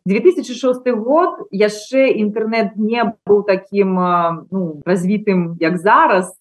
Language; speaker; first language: Belarusian; non-native, local second language; Russian